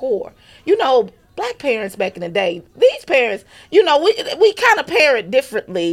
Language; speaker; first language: English; native; English